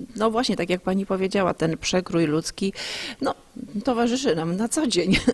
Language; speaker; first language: Polish; native; Polish